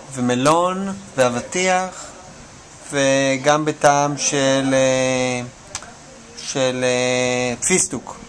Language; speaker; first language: Hebrew; native; Hebrew